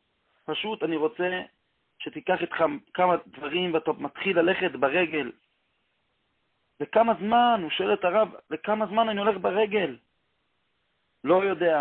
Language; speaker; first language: Hebrew; non-native, local second language; Yiddish